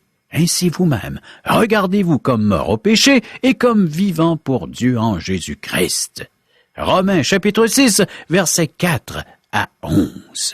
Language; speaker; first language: French; native; French